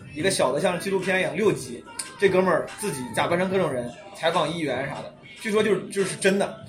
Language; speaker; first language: Chinese; native; Chinese